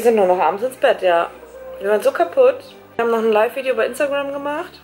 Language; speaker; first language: German; native; German